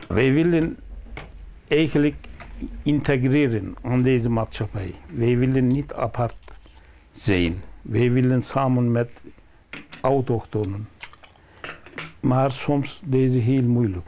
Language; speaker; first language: Dutch; non-native, learner; Turkish